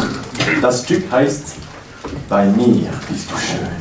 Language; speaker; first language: German; non-native, learner; French